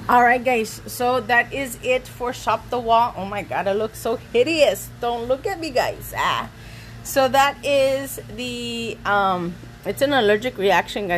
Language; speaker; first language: English; early bilingual, other home language; Spanish